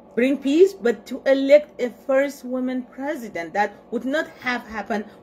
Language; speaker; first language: English; non-native, fluent; Arabic